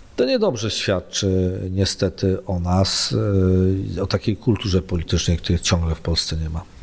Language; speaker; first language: Polish; native; Polish